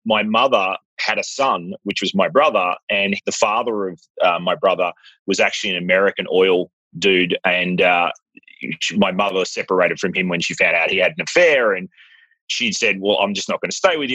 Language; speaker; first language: English; native; English